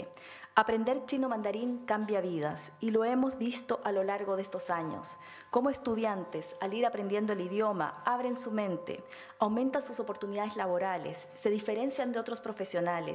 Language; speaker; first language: Spanish; native; Spanish